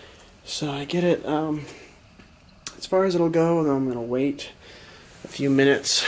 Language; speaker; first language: English; native; English